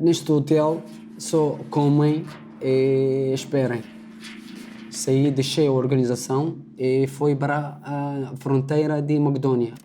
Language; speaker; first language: Portuguese; non-native, learner; Arabic